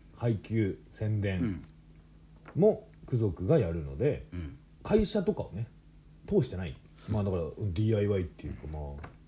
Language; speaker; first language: Japanese; native; Japanese